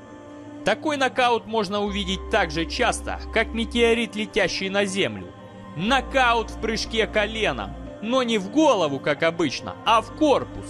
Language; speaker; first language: Russian; native; Russian